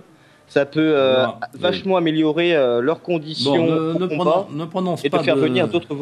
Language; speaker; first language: French; native; French